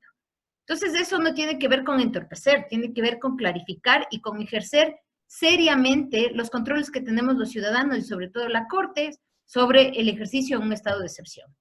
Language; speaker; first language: Spanish; native; Spanish